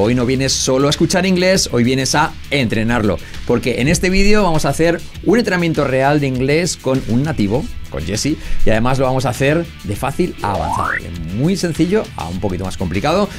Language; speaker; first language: Spanish; native; Spanish